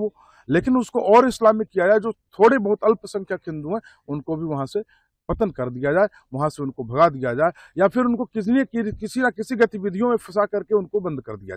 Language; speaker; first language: Hindi; native; Hindi